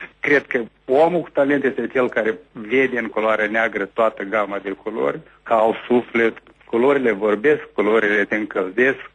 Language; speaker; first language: Romanian; native; Romanian